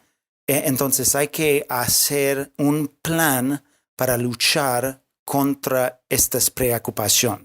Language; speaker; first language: Spanish; non-native, fluent; English